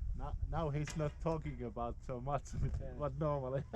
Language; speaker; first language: English; non-native, learner; Finnish